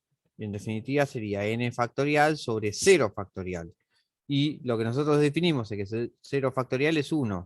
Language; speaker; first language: Spanish; native; Spanish